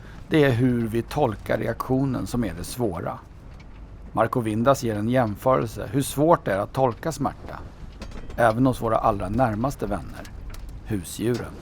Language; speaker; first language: Swedish; native; Swedish